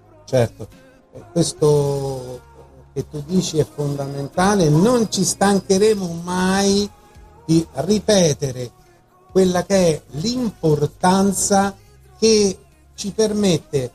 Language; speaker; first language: Italian; native; Italian